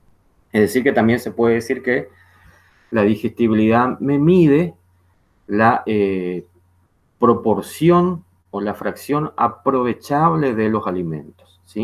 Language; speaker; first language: Spanish; native; Spanish